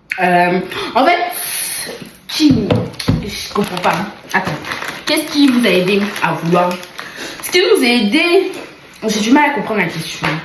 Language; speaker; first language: French; native; French